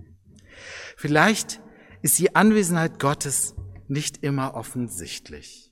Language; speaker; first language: German; native; German